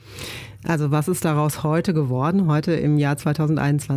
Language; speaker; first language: German; native; German